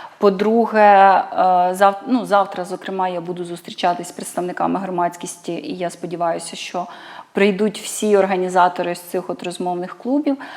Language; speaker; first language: Ukrainian; native; Ukrainian